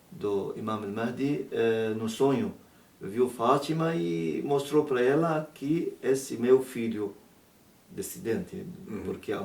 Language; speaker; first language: Portuguese; non-native, learner; Arabic